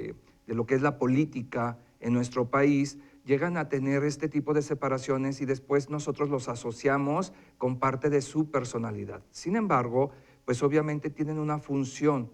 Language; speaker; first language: Spanish; native; Spanish